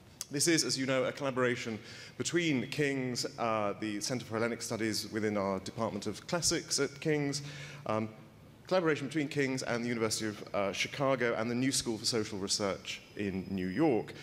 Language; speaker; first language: English; native; English